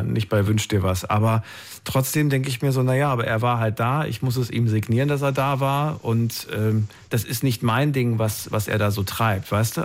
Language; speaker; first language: German; native; German